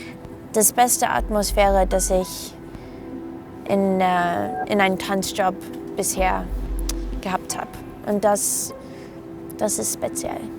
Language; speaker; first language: German; non-native, fluent; English